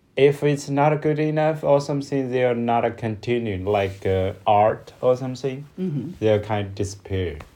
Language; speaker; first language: English; non-native, learner; Chinese